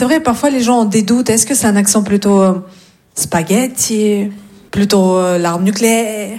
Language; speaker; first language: French; non-native, fluent; Russian